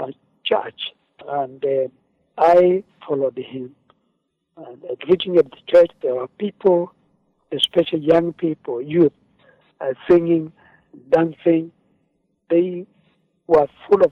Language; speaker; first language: English; non-native, local second language; Kamba